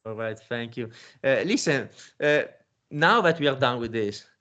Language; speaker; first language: English; non-native, fluent; Italian